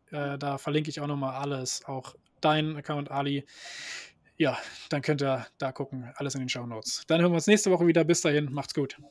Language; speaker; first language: German; native; German